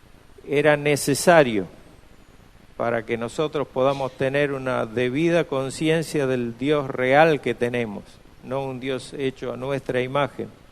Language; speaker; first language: Spanish; native; Spanish